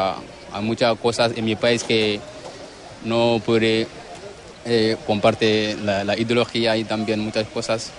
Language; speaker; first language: Spanish; non-native, learner; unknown